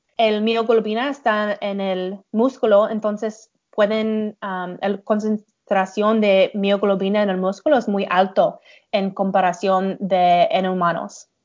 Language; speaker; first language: Spanish; non-native, learner; English